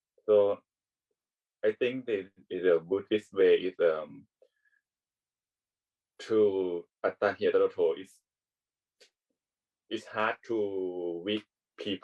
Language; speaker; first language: English; non-native, learner; Thai